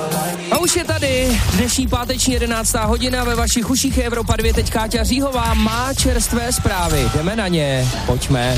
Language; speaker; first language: Czech; native; Czech